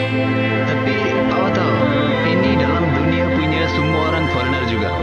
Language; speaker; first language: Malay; non-native, learner; Bangla